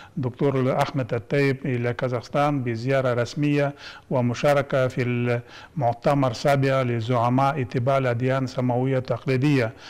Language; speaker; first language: Arabic; non-native, fluent; Kazakh